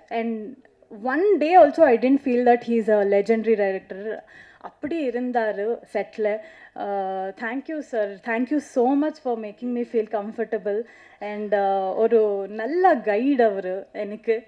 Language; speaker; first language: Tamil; non-native, learner; Kannada